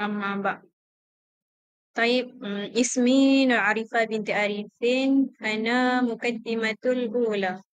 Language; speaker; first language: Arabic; non-native, learner; Malay